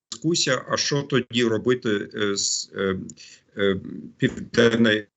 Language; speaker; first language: Ukrainian; non-native, fluent; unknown